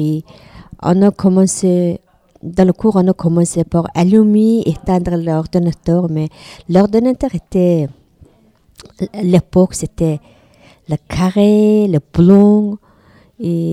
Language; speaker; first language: French; non-native, learner; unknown